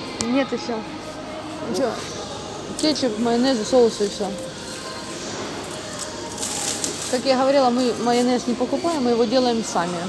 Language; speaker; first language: Russian; non-native, local second language; Ukrainian